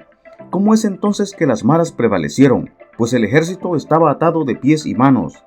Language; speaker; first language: Spanish; native; Spanish